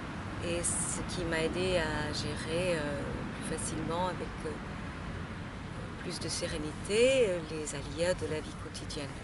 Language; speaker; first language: French; non-native, fluent; English